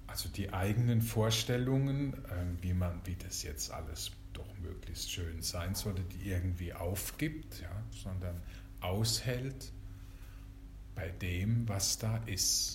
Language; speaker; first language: German; native; German